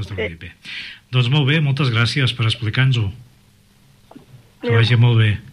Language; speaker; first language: Catalan; native; Catalan